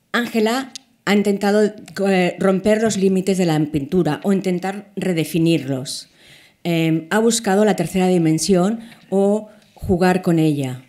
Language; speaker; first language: Spanish; native; Spanish